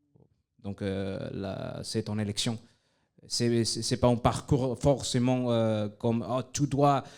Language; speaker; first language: French; non-native, fluent; Spanish